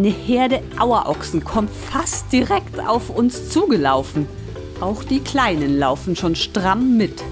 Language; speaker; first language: German; native; German